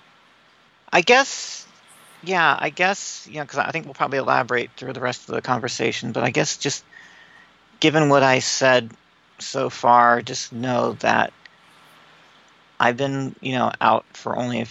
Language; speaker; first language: English; native; English